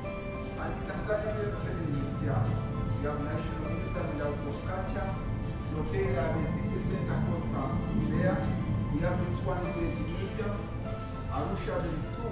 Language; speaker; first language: English; non-native, local second language; Swahili